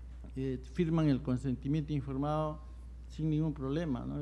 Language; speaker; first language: Spanish; native; Spanish